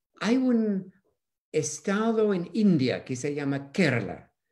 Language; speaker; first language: Spanish; non-native, fluent; English